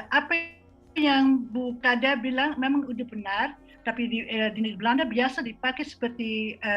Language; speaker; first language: Indonesian; non-native, fluent; Dutch